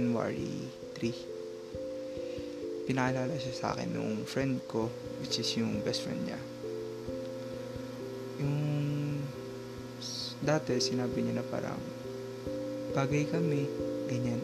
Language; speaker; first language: English; non-native, local second language; Filipino